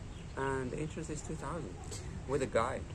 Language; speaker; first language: English; non-native, learner; Arabic